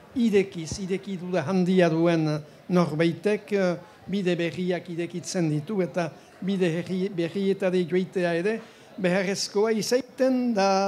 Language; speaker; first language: Basque; native; Basque